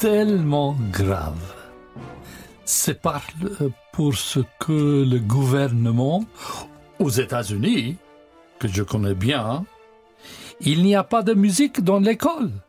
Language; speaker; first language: French; non-native, learner; English